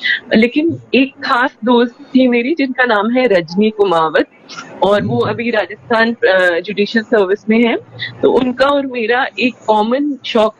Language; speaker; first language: Hindi; non-native, local second language; Rajasthani